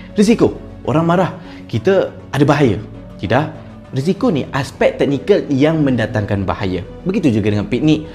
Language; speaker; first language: Malay; native; Malay